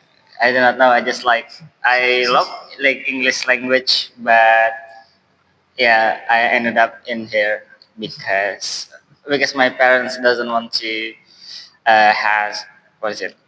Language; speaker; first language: English; non-native, learner; Indonesian